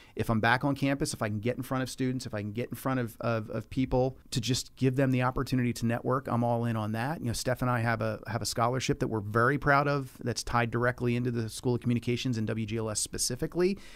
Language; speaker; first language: English; native; English